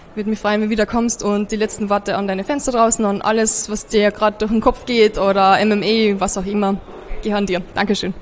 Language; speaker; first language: German; native; German